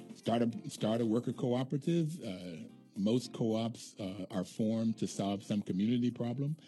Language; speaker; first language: English; native; English